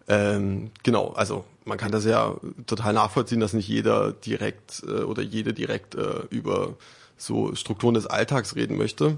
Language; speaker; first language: German; native; German